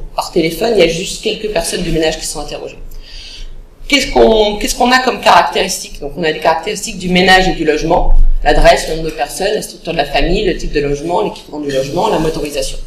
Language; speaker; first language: French; native; French